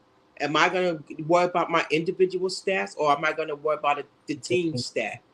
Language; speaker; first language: English; native; English